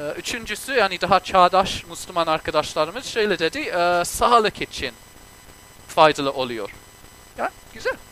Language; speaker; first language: Turkish; non-native, fluent; English